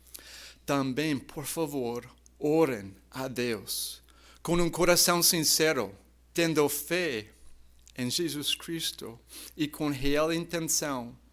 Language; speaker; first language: Portuguese; non-native, fluent; English